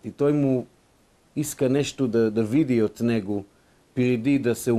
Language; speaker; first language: Bulgarian; non-native, fluent; Hebrew